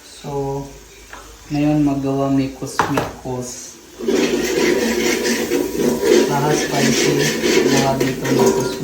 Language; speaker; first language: Filipino; non-native, learner; Hindi